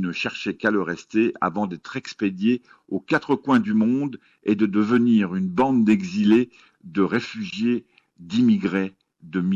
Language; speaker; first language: French; native; French